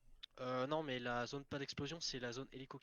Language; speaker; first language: French; native; French